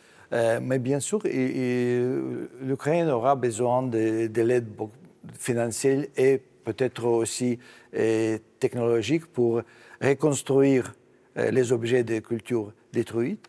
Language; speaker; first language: French; non-native, fluent; Russian